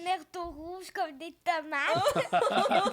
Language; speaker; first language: French; early bilingual, other home language; Ukrainian